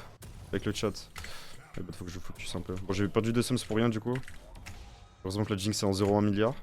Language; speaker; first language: French; native; French